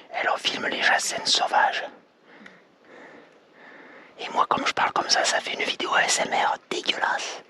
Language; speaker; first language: French; native; French